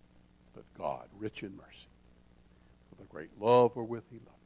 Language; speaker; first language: English; native; English